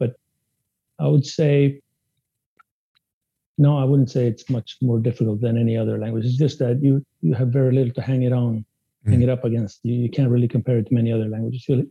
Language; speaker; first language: English; non-native, fluent; Spanish